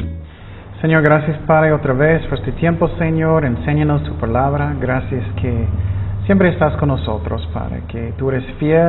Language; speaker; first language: Spanish; non-native, fluent; English